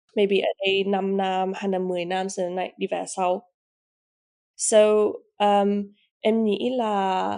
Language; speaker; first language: Vietnamese; early bilingual, heritage; Vietnamese